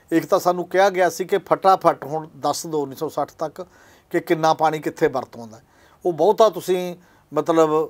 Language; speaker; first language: Punjabi; native; Punjabi